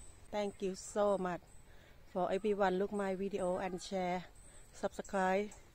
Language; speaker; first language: English; non-native, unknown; Thai